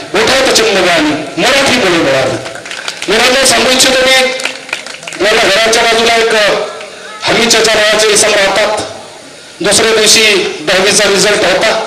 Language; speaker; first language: Marathi; non-native, local second language; Urdu